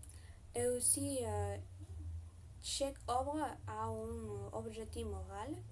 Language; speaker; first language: French; non-native, learner; Spanish